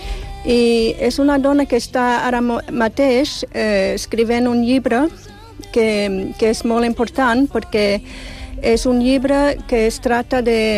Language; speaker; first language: Catalan; non-native, fluent; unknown